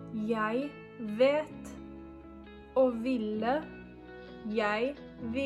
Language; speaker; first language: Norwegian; non-native, learner; English